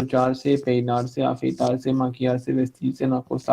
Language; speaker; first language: Spanish; non-native, fluent; Hindi